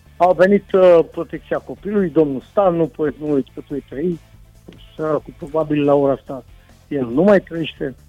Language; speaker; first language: Romanian; non-native, local second language; Hungarian